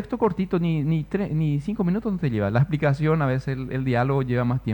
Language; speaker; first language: Spanish; native; Spanish